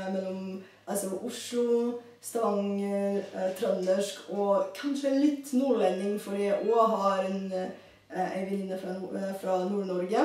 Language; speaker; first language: Norwegian; non-native, fluent; Bulgarian